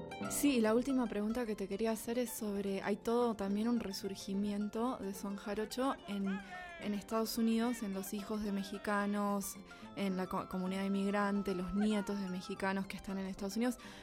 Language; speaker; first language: Spanish; native; Spanish